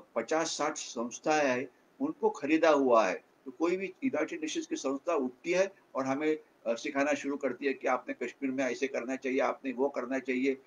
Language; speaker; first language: Hindi; non-native, local second language; Marathi